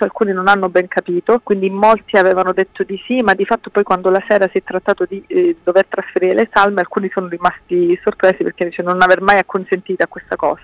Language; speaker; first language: Italian; native; Italian